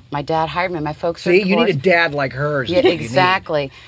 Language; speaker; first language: English; native; English